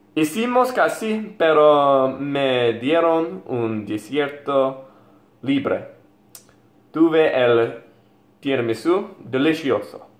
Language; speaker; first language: Spanish; non-native, learner; English